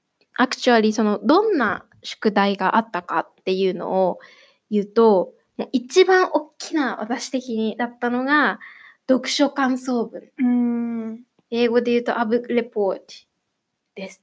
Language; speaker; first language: Japanese; native; Japanese